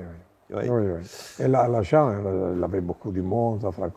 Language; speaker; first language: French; non-native, learner; Italian